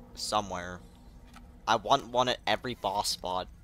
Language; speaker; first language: English; native; English